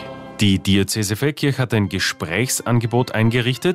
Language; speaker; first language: German; native; German